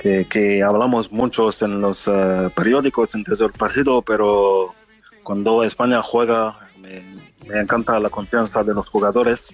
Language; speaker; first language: Spanish; non-native, fluent; French